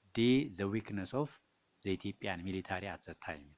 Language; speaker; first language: English; non-native, local second language; Amharic